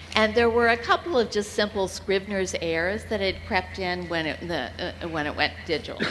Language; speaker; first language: English; native; English